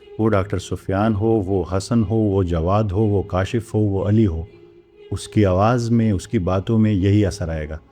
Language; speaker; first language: Urdu; non-native, local second language; Pashto